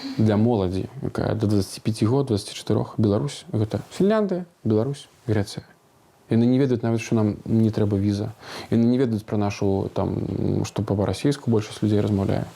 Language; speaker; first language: Belarusian; non-native, local second language; Russian